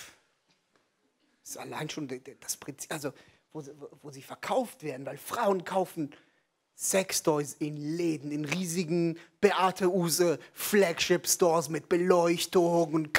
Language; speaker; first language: German; non-native, fluent; Hebrew